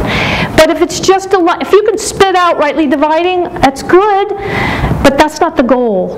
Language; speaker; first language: English; native; English